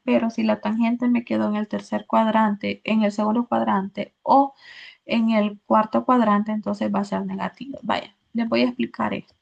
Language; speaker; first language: Spanish; native; Spanish